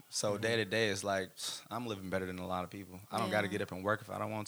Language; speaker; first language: English; native; English